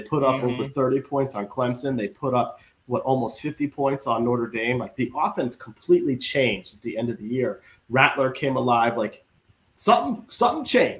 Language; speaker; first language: English; native; English